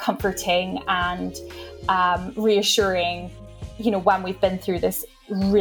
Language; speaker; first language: English; native; English